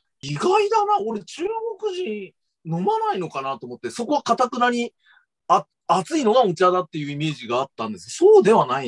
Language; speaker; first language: Japanese; native; Japanese